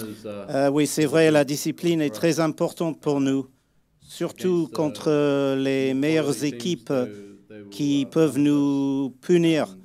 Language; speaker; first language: French; non-native, fluent; English